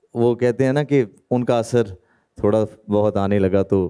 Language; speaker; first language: Hindi; native; Hindi